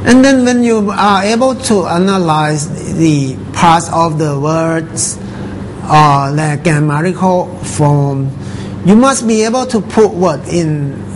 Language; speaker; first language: English; non-native, fluent; Thai